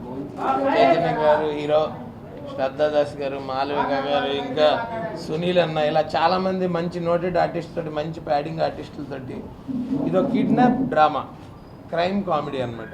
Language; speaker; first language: Telugu; native; Telugu